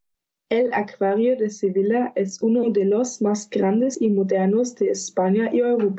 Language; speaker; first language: Spanish; non-native, learner; German